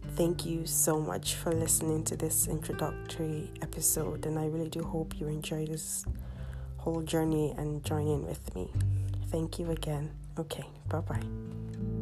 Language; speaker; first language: English; non-native, local second language; Yoruba